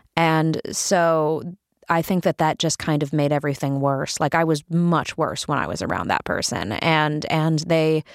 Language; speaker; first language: English; native; English